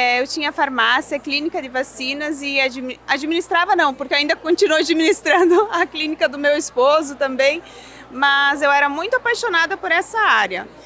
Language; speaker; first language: Portuguese; non-native, local second language; German